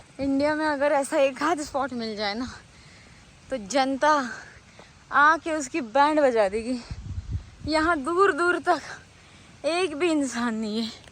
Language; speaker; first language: Hindi; non-native, local second language; Marathi